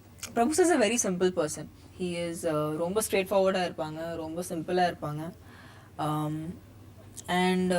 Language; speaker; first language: Tamil; non-native, fluent; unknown